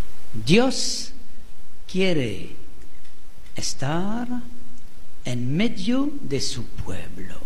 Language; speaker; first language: Spanish; non-native, fluent; French